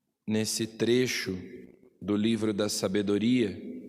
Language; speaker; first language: Portuguese; native; Portuguese